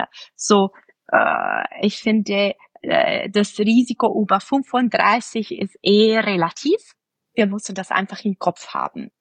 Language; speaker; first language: German; non-native, fluent; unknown